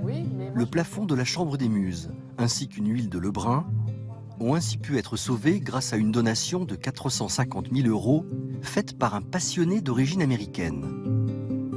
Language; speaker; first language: French; native; French